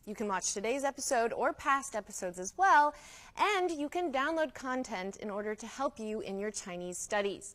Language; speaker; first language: English; native; English